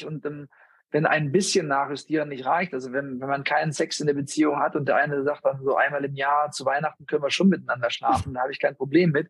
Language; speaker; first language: German; native; German